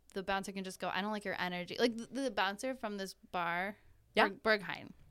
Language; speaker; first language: English; native; English